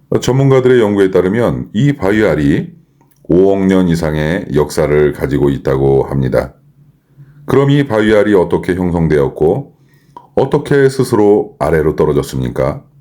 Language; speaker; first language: Korean; native; Korean